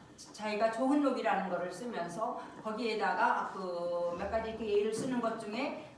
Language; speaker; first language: Korean; native; Korean